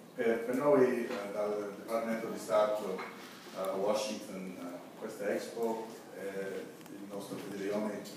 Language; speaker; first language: Italian; non-native, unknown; English